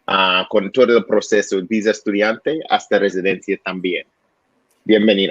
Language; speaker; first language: Spanish; non-native, learner; English